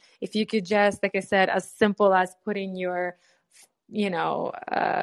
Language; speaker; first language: English; non-native, fluent; Ukrainian